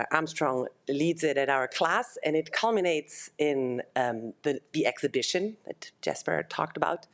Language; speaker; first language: English; non-native, fluent; German